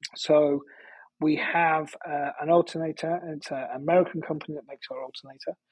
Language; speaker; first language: English; native; English